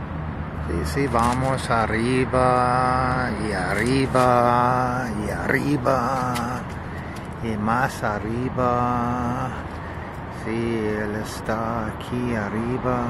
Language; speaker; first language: Spanish; non-native, learner; English